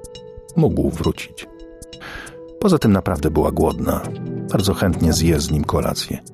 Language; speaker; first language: Polish; native; Polish